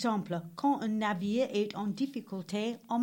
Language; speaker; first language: French; non-native, learner; English